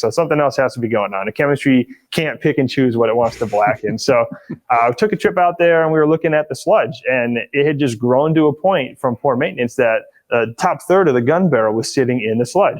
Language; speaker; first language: English; native; English